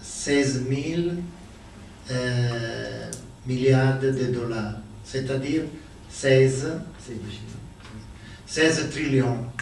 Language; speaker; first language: French; non-native, learner; Italian